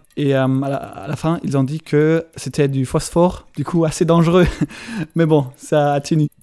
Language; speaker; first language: French; non-native, learner; German